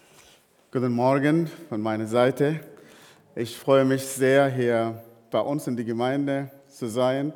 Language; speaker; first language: German; non-native, fluent; Arabic